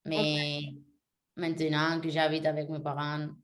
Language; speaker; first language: French; non-native, learner; Spanish